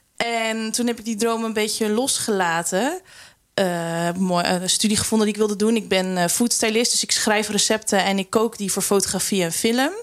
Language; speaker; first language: Dutch; native; Dutch